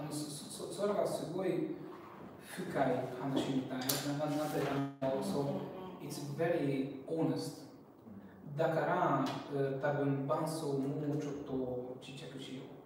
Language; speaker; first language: Japanese; non-native, learner; Hungarian